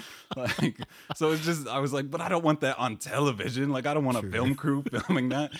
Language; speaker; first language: English; native; English